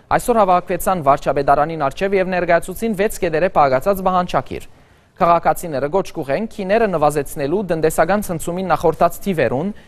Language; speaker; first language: Armenian; early bilingual, heritage; Armenian